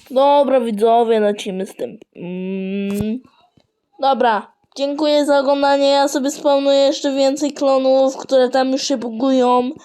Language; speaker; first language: Polish; native; Polish